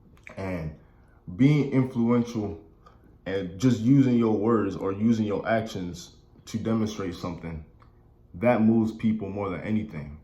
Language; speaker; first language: English; native; English